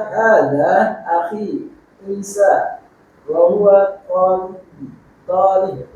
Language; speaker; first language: Arabic; non-native, learner; Indonesian